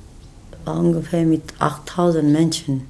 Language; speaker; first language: German; non-native, fluent; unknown